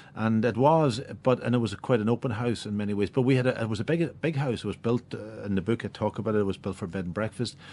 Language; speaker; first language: English; native; English